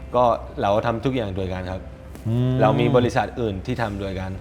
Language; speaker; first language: Thai; non-native, learner; Spanish